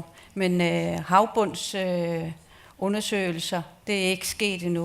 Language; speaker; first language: Danish; non-native, local second language; Kalaallisut